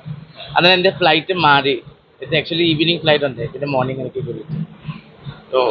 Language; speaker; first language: Malayalam; non-native, learner; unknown